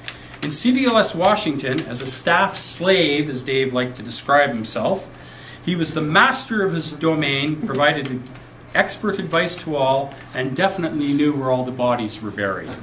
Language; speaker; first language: English; native; English